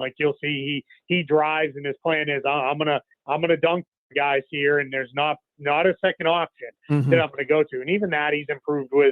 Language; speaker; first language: English; native; English